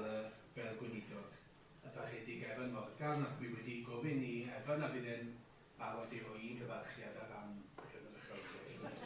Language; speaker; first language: Welsh; native; Welsh